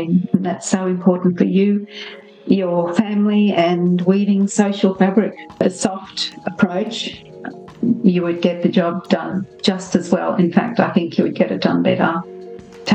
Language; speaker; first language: English; native; English